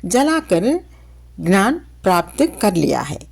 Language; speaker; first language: Hindi; non-native, local second language; Telugu